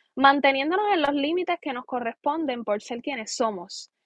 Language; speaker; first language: Spanish; native; Spanish